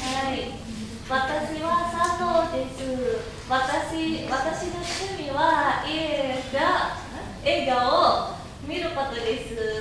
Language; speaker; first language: Japanese; non-native, learner; Indonesian